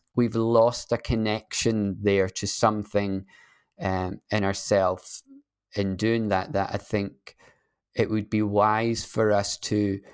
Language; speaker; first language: English; native; English